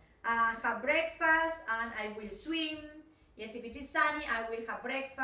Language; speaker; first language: English; non-native, fluent; Spanish